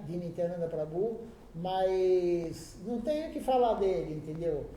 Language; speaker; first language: Portuguese; native; Portuguese